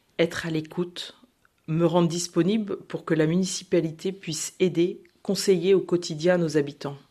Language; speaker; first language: French; native; French